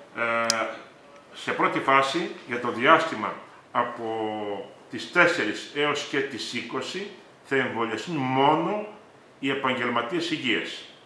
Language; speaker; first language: Greek; native; Greek